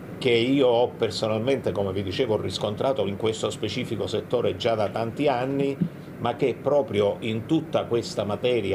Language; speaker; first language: Italian; native; Italian